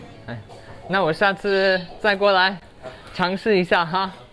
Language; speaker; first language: Chinese; non-native, learner; English